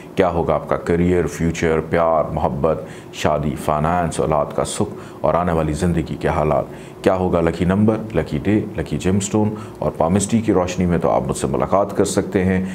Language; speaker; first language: Urdu; native; Urdu